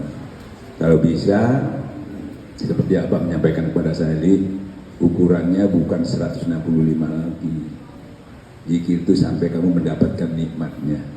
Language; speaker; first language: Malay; non-native, local second language; Javanese